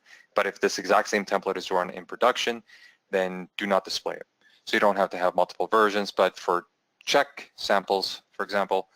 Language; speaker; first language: English; native; English